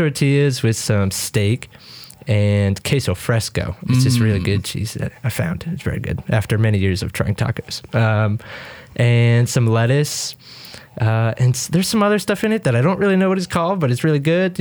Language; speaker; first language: English; native; English